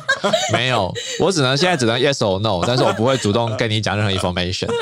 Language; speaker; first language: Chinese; native; Chinese